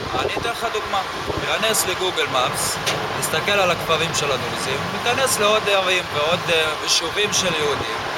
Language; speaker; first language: Hebrew; non-native, local second language; Arabic